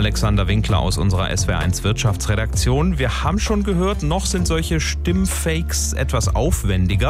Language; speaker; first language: German; native; German